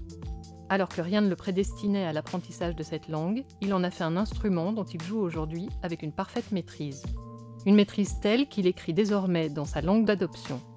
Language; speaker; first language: French; native; French